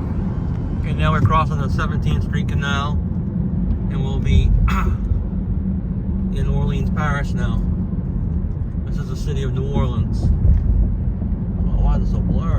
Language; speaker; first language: English; native; English